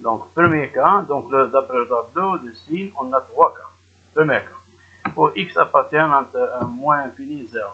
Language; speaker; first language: French; non-native, local second language; Arabic